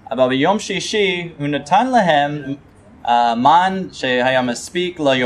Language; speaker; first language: Hebrew; non-native, fluent; English